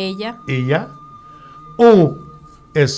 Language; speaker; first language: Spanish; non-native, fluent; French